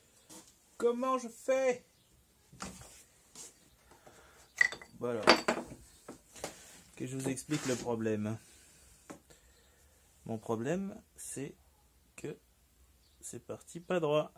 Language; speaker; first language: French; native; French